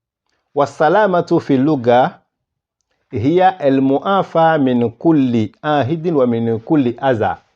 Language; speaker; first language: Arabic; non-native, fluent; Yoruba